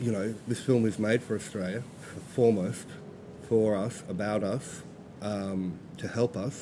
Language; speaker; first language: English; native; English